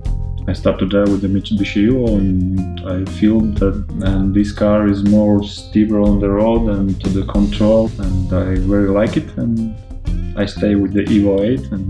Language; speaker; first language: English; non-native, learner; Latvian